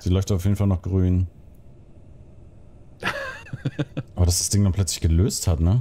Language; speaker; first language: German; native; German